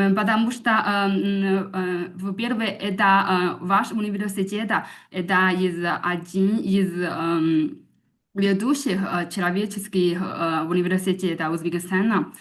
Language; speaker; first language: Russian; non-native, learner; Chinese